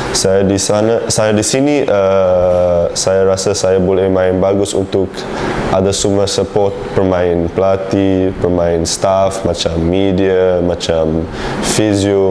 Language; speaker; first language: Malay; non-native, learner; English